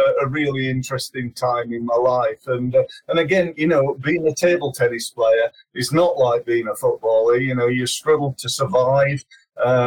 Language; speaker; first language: English; native; English